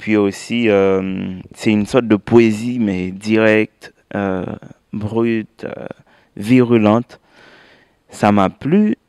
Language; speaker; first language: French; native; French